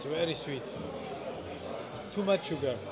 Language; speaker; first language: English; non-native, learner; Georgian